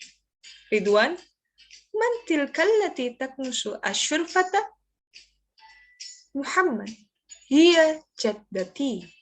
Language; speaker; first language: Arabic; non-native, fluent; Indonesian